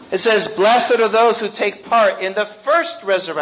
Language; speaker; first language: English; native; English